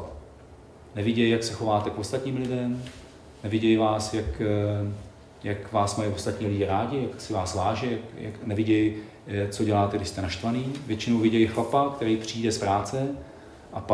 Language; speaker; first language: Czech; native; Czech